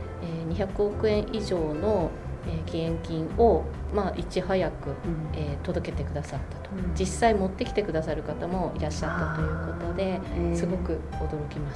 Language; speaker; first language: Japanese; native; Japanese